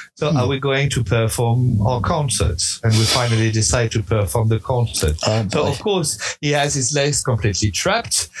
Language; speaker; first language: English; non-native, fluent; French